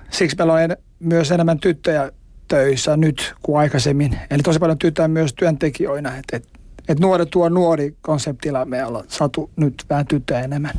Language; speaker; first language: Finnish; non-native, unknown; Albanian